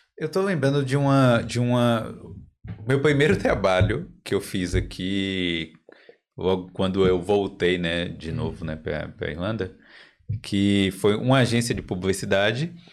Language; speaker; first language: Portuguese; native; Portuguese